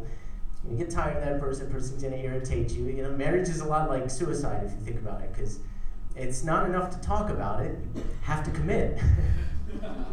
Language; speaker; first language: English; native; English